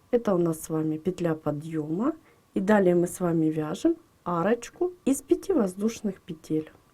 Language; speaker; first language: Russian; native; Russian